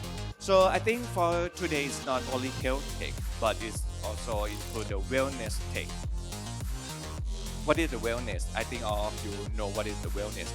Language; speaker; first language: English; non-native, learner; Thai